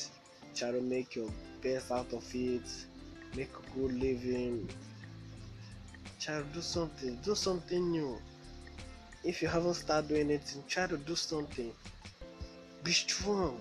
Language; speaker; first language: English; non-native, local second language; Bini